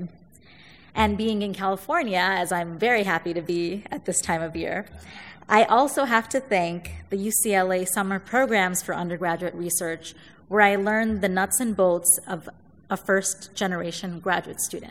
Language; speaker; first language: English; native; English